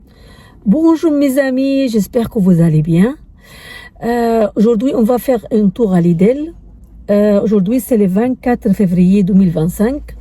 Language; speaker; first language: French; non-native, learner; Arabic